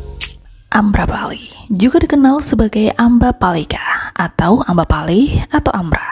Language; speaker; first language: Indonesian; native; Indonesian